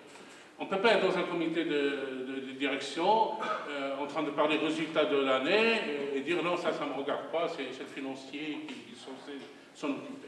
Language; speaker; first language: French; non-native, local second language; Arabic